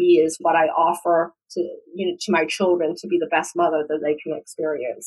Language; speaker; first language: English; non-native, local second language; Cantonese